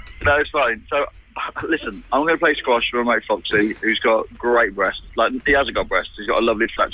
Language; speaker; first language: English; native; English